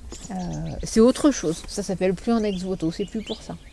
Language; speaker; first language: French; native; French